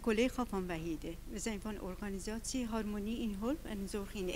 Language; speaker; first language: Dutch; non-native, learner; Persian